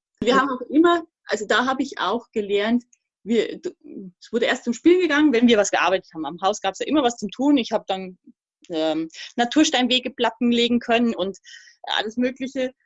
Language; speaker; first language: German; native; German